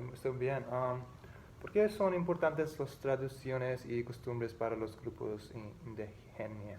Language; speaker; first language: Spanish; non-native, learner; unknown